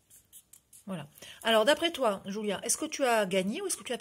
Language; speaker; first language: French; native; French